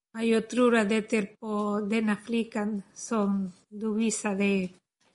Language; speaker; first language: Swedish; non-native, learner; Spanish